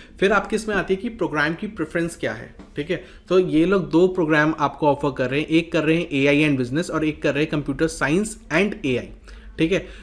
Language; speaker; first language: Hindi; native; Hindi